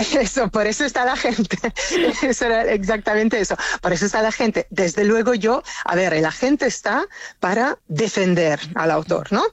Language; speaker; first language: Spanish; non-native, fluent; Italian